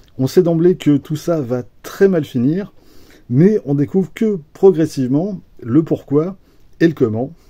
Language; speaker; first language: French; native; French